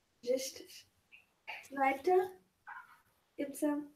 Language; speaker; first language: German; non-native, learner; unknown